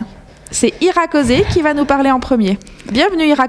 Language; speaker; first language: French; native; French